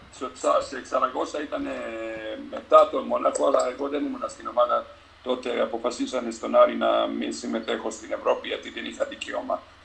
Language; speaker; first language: Greek; non-native, fluent; Serbian